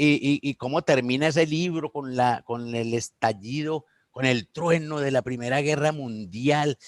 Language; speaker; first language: Spanish; native; Spanish